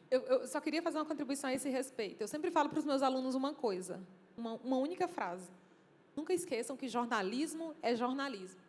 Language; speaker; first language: Portuguese; native; Portuguese